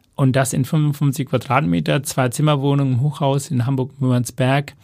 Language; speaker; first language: German; non-native, fluent; Tamil